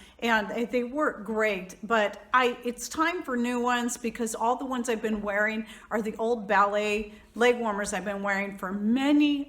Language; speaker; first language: English; native; English